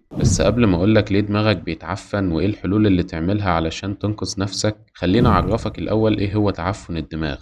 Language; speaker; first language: Arabic; native; Arabic